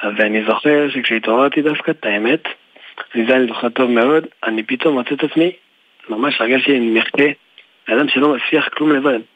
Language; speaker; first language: Hebrew; early bilingual, other home language; French